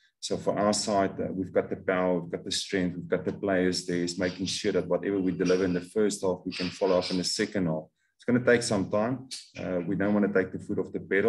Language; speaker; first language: English; non-native, local second language; Afrikaans